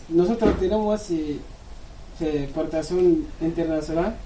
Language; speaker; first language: Spanish; non-native, learner; Bambara